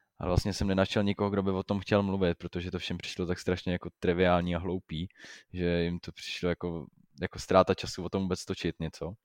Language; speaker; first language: Czech; native; Czech